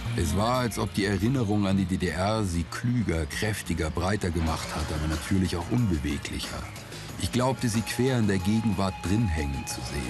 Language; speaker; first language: German; native; German